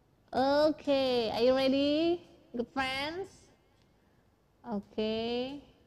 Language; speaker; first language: English; non-native, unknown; Indonesian